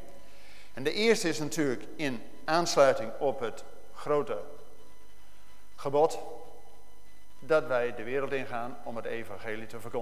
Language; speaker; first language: Dutch; native; Dutch